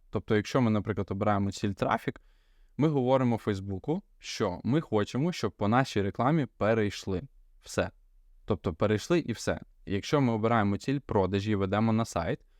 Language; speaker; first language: Ukrainian; non-native, local second language; Russian